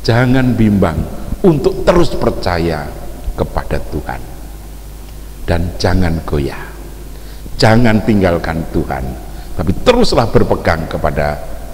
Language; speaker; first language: Indonesian; native; Indonesian